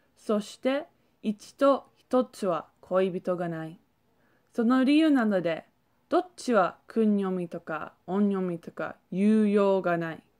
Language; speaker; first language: Japanese; non-native, learner; English